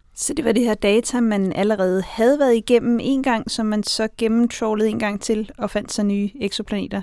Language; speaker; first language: Danish; native; Danish